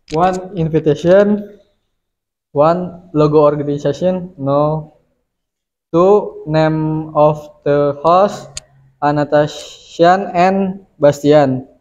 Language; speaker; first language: English; non-native, learner; Indonesian